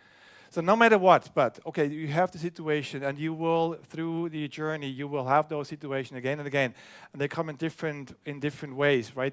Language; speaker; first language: English; non-native, fluent; German